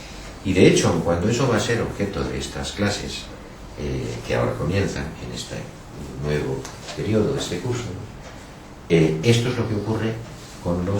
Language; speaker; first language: Spanish; native; Spanish